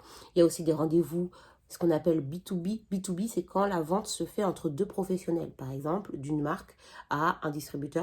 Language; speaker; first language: French; native; French